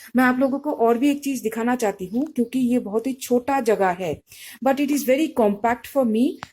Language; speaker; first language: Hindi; non-native, local second language; Bangla